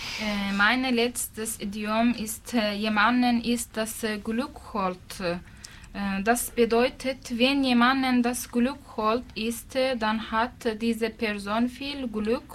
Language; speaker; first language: German; non-native, learner; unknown